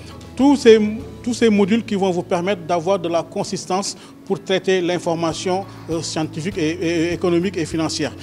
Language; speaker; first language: French; non-native, local second language; Wolof